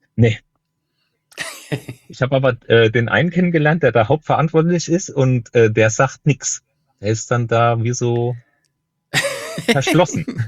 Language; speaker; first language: German; native; German